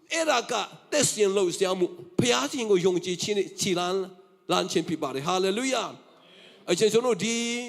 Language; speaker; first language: Burmese; non-native, local second language; Tedim Chin